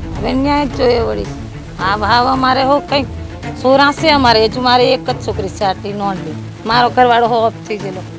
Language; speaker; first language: Gujarati; non-native, local second language; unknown